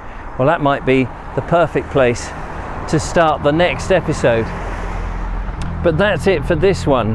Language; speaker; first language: English; native; English